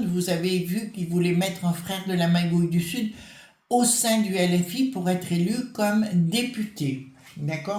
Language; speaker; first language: French; native; French